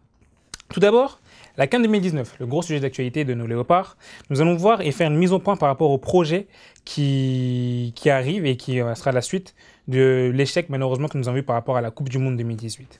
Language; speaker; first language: French; native; French